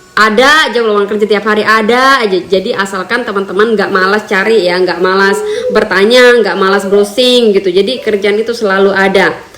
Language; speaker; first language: Indonesian; non-native, local second language; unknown